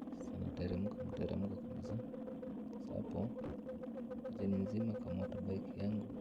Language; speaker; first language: Swahili; native; Swahili